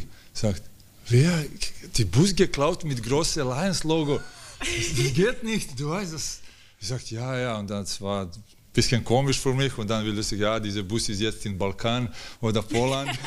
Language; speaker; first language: German; non-native, learner; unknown